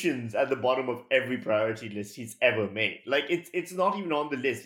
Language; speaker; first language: English; non-native, local second language; Urdu